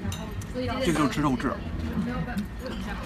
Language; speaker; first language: Chinese; native; Chinese